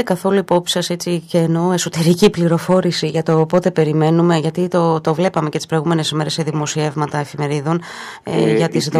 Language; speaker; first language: Greek; native; Greek